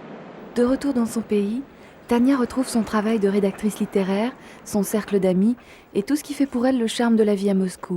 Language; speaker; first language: French; native; French